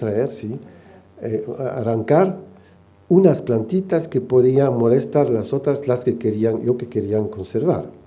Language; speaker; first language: Spanish; non-native, fluent; French